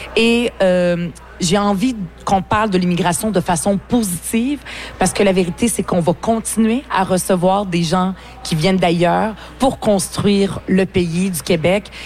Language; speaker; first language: French; early bilingual, other home language; Arabic